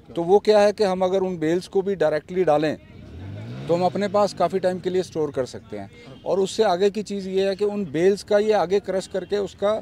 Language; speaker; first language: Hindi; native; Hindi